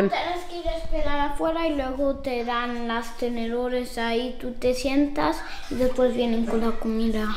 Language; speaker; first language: Spanish; early bilingual, heritage; Spanish